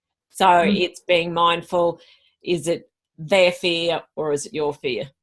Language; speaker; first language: English; native; English